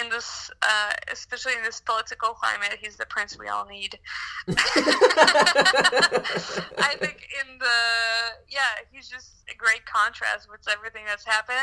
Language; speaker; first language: English; non-native, fluent; French